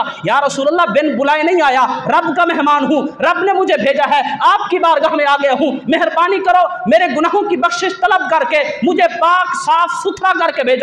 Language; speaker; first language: Urdu; native; Urdu